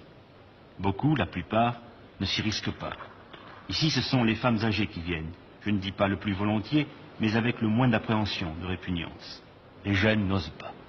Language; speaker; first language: French; native; French